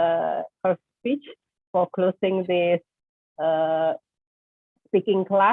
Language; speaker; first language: English; non-native, fluent; Indonesian